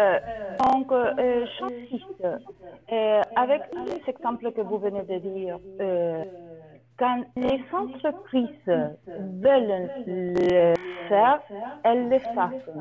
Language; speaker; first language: French; non-native, learner; Spanish